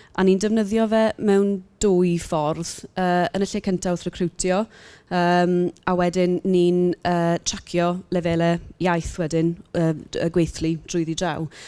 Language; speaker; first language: Welsh; native; Welsh